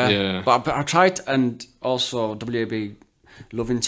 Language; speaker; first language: English; native; English